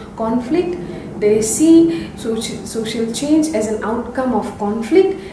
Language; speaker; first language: English; non-native, local second language; Assamese